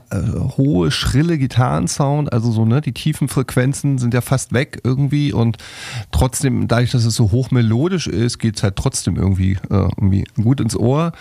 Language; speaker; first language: German; native; German